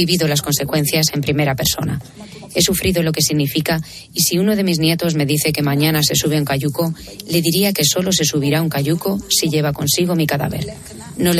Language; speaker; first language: Spanish; non-native, fluent; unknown